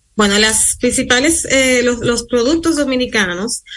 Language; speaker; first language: Spanish; native; Spanish